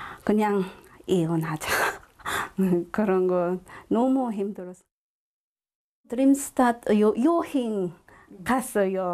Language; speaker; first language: Korean; non-native, learner; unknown